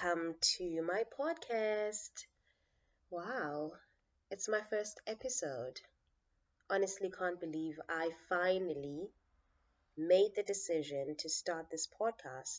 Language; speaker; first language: English; non-native, local second language; Xhosa